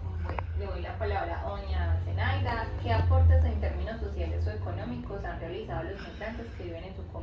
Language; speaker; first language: Spanish; native; Spanish